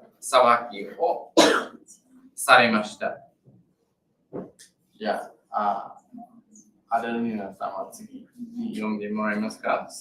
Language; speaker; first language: Japanese; non-native, learner; English